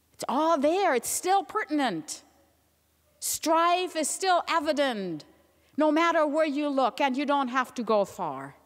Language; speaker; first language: English; non-native, fluent; German